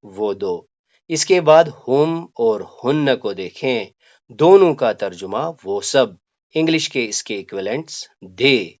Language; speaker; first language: Urdu; native; Urdu